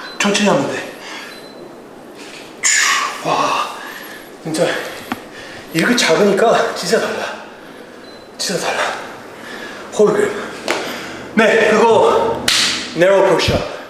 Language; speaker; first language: Korean; early bilingual, heritage; Korean